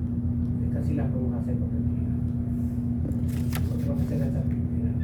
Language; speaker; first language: Spanish; native; Spanish